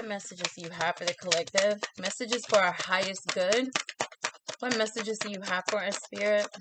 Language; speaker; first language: English; native; English